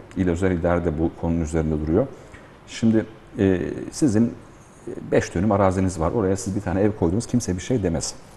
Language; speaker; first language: Turkish; early bilingual, heritage; Turkish